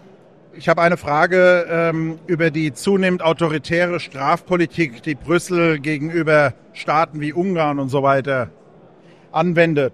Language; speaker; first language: German; native; German